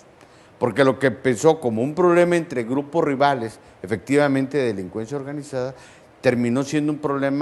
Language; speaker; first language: Spanish; native; Spanish